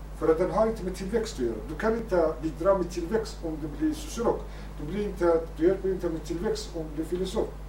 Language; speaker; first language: Swedish; non-native, fluent; Kurdish